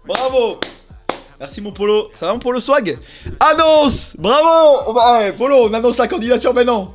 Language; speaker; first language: French; native; French